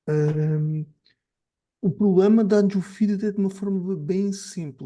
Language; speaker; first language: Portuguese; native; Portuguese